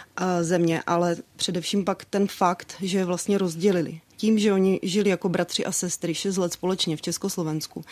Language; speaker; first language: Czech; native; Czech